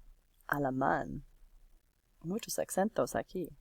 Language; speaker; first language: Spanish; non-native, fluent; English